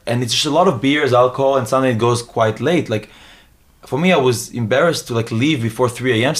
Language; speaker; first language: English; early bilingual, other home language; Hebrew